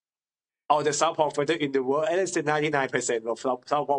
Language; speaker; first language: English; non-native, fluent; Thai